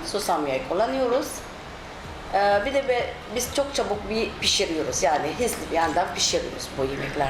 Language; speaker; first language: Turkish; non-native, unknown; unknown